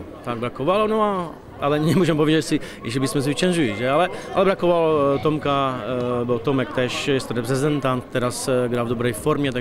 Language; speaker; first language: Polish; non-native, learner; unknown